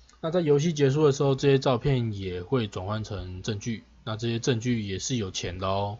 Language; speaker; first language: Chinese; native; Chinese